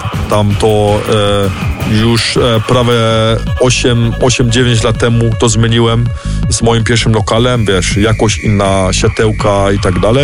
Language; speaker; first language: Polish; early bilingual, heritage; Polish